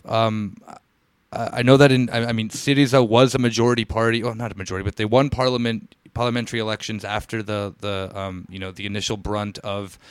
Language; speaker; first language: English; native; English